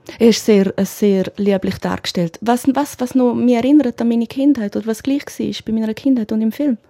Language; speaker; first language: German; non-native, local second language; Romansh